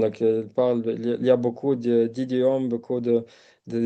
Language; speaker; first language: French; non-native, local second language; Arabic